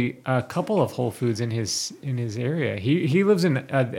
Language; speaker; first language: English; native; English